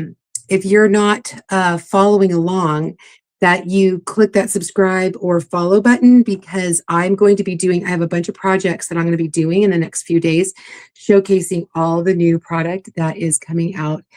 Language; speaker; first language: English; native; English